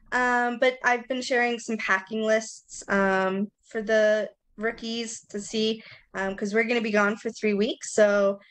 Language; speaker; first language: English; native; English